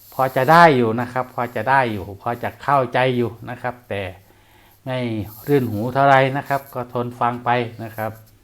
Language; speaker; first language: Thai; non-native, local second language; Northeastern Thai